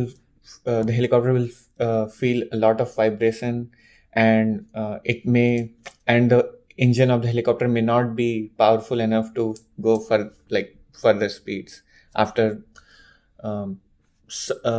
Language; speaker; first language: English; non-native, local second language; Hindi